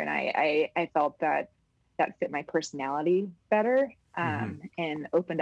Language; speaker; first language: English; native; English